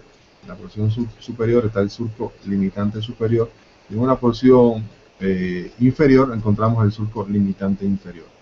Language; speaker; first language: Spanish; native; Spanish